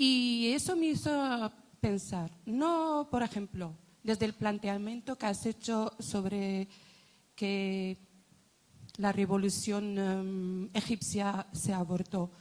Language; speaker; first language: Spanish; non-native, fluent; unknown